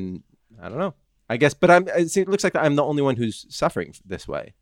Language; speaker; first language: English; native; English